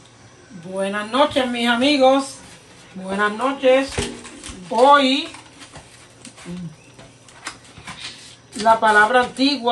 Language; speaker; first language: Spanish; native; Spanish